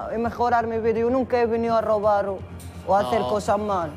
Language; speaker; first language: Spanish; non-native, fluent; Arabic